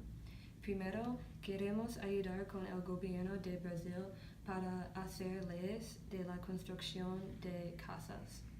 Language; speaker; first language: Spanish; non-native, learner; English